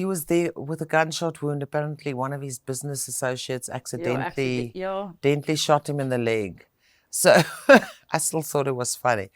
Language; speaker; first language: English; non-native, local second language; Afrikaans